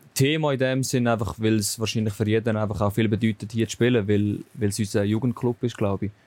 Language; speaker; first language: German; native; German